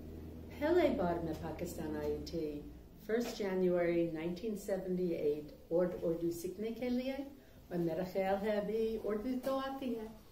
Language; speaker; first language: Hindi; non-native, learner; English